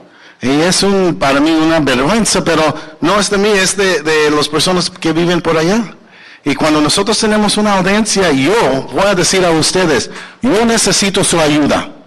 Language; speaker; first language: Spanish; early bilingual, heritage; English